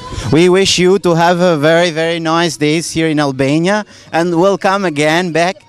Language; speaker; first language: English; non-native, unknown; Albanian